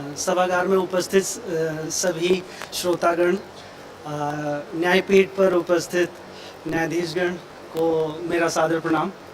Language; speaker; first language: Hindi; native; Hindi